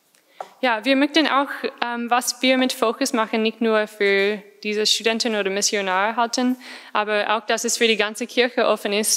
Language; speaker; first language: German; non-native, fluent; English